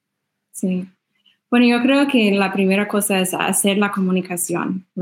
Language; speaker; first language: Spanish; non-native, fluent; English